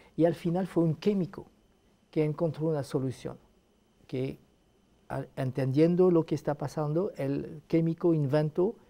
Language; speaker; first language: Spanish; non-native, fluent; Arabic